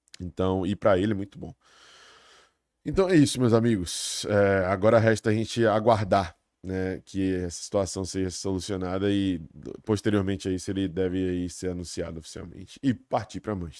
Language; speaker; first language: Portuguese; native; Portuguese